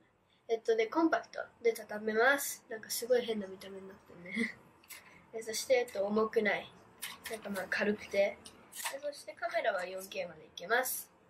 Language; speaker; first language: Japanese; early bilingual, heritage; Japanese